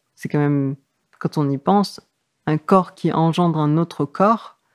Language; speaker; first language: French; native; French